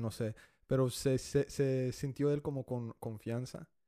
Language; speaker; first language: Spanish; early bilingual, heritage; Spanish